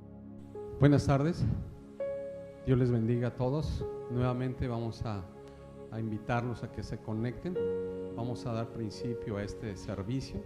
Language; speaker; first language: Spanish; native; Spanish